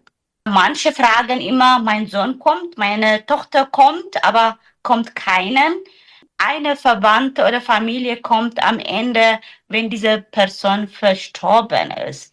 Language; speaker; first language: German; non-native, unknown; Tigrinya